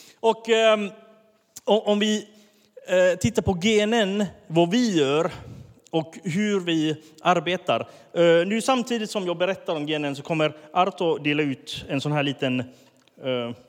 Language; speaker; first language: Swedish; early bilingual, other home language; Finnish